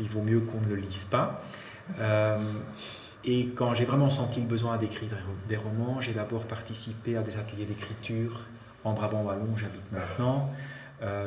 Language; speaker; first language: French; native; French